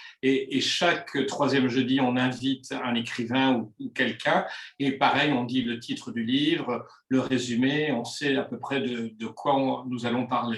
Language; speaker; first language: French; native; French